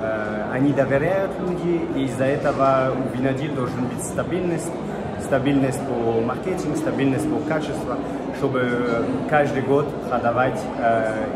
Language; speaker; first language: Russian; non-native, fluent; French